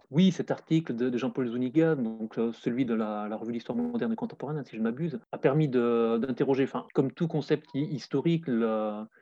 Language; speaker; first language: French; native; French